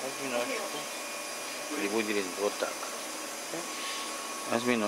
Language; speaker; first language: Russian; non-native, learner; Spanish